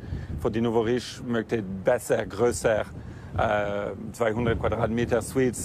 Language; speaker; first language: German; non-native, fluent; Italian